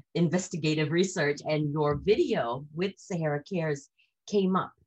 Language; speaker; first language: English; early bilingual, other home language; Hindi